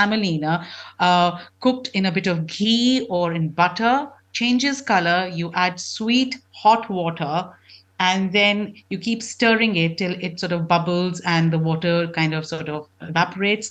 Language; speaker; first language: English; non-native, local second language; Punjabi